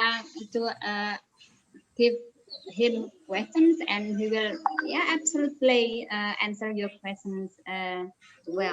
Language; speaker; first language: English; non-native, fluent; Indonesian